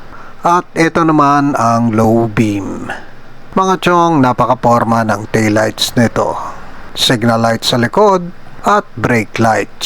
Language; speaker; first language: Filipino; native; Filipino